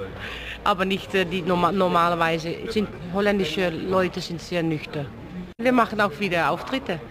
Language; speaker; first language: German; non-native, learner; Dutch